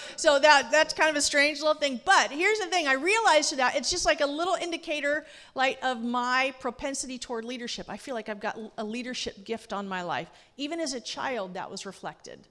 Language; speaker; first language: English; native; English